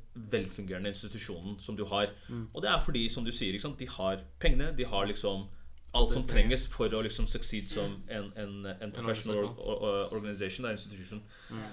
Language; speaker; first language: Norwegian; early bilingual, other home language; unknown